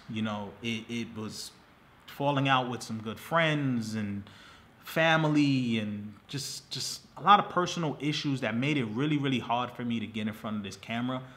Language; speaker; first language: English; native; English